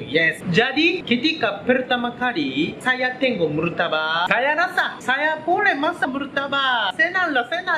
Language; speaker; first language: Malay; non-native, learner; Japanese